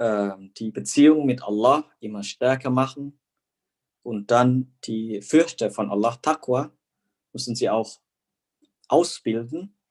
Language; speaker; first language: German; non-native, fluent; Indonesian